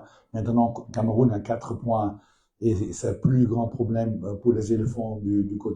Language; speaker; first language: French; non-native, learner; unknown